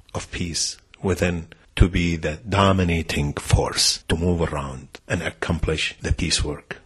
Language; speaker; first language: English; non-native, fluent; Arabic